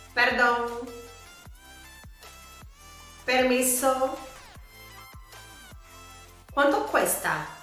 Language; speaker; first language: Spanish; non-native, learner; Portuguese